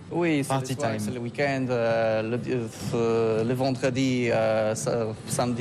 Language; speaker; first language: French; non-native, learner; Polish